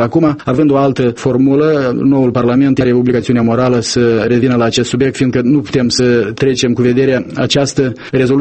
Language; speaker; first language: Romanian; native; Romanian